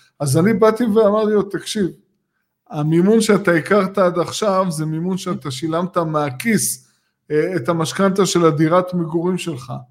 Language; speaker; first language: Hebrew; native; Hebrew